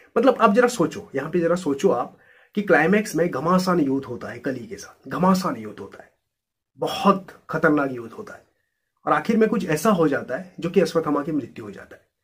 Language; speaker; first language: Hindi; native; Hindi